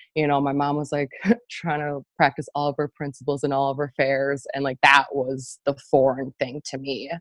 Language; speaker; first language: English; native; English